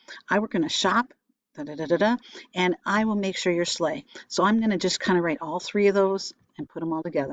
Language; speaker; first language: English; native; English